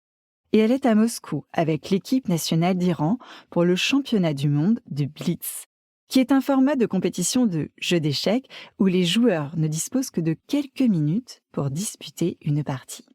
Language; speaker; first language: French; native; French